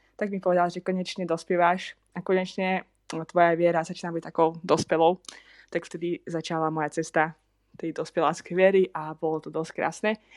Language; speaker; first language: Slovak; non-native, fluent; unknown